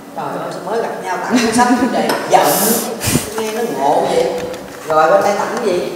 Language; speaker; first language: Vietnamese; native; Vietnamese